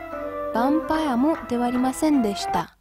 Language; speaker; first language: Japanese; non-native, learner; Romanian